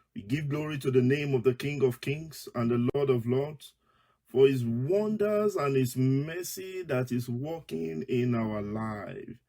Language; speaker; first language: English; non-native, local second language; Yoruba